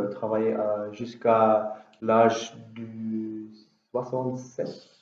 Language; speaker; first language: French; non-native, learner; Dutch